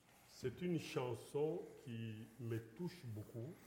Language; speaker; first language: French; non-native, local second language; Lingala